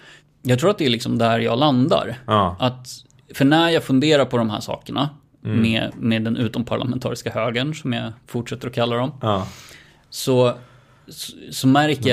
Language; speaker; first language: Swedish; native; Swedish